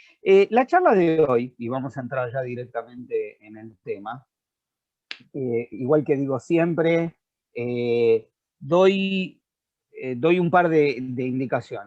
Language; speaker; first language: Spanish; native; Spanish